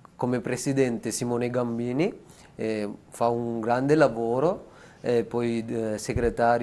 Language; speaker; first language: Italian; non-native, learner; Sinhala